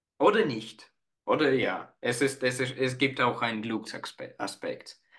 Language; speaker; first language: German; non-native, fluent; Estonian